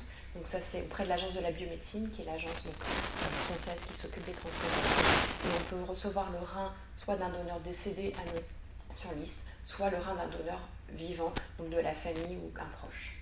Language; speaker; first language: French; native; French